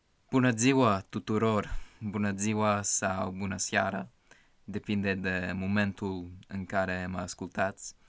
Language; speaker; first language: Romanian; non-native, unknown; English